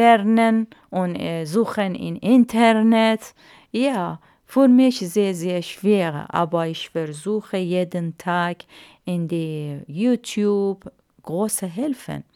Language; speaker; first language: German; non-native, learner; Arabic